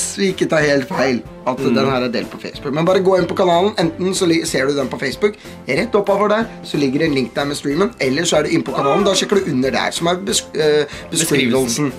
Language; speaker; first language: Norwegian; native; Norwegian